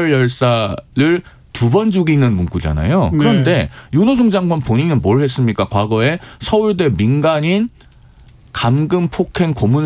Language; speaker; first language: Korean; native; Korean